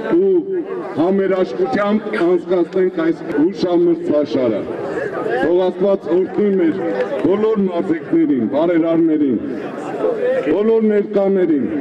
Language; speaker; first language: Armenian; native; Armenian